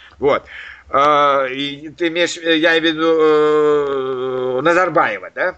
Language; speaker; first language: Russian; native; Russian